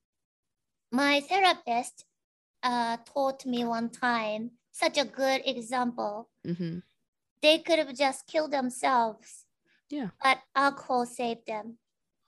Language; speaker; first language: English; non-native, fluent; Japanese